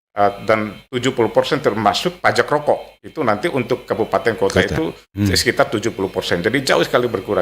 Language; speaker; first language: Indonesian; native; Indonesian